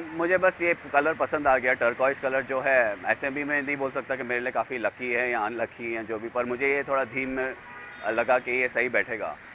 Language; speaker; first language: Hindi; native; Hindi